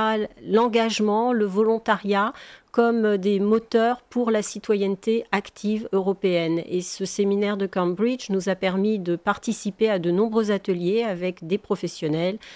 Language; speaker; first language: French; native; French